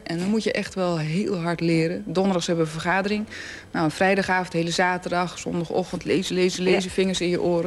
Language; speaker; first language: Dutch; native; Dutch